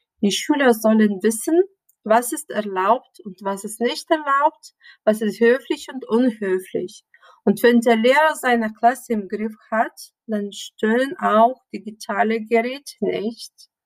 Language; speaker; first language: German; non-native, fluent; Lithuanian